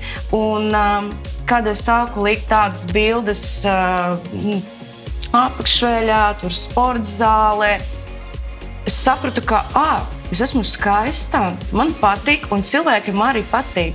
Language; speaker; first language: Latvian; non-native, local second language; Russian